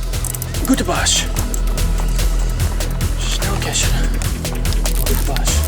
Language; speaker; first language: German; non-native, learner; Dutch